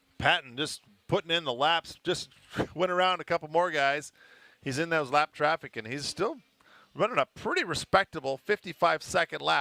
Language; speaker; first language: English; native; English